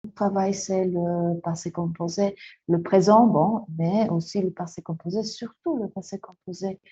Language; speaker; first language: French; non-native, fluent; Spanish